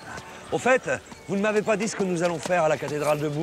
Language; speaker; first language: French; native; French